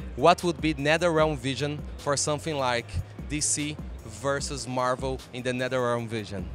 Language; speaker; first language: English; non-native, fluent; Portuguese